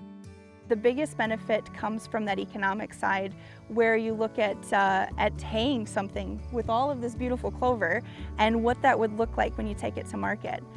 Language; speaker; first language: English; native; English